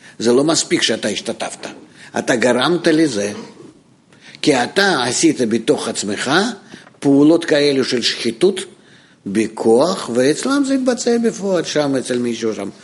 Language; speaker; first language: Hebrew; non-native, fluent; Russian